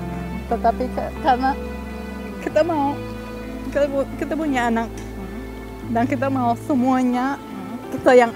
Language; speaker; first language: Indonesian; non-native, fluent; English